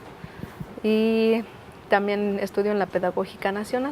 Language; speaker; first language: Spanish; non-native, local second language; Nahuatl languages